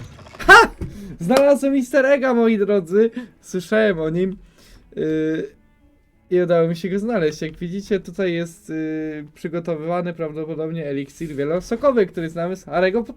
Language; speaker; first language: Polish; native; Polish